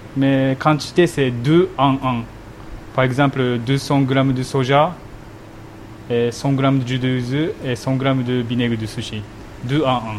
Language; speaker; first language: French; non-native, learner; Japanese